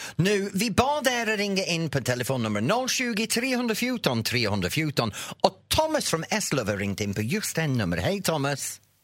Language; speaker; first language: Swedish; non-native, fluent; English